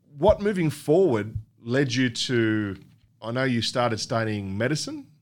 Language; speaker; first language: English; native; English